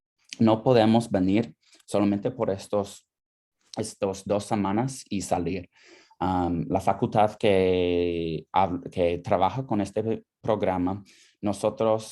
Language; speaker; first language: Spanish; non-native, fluent; English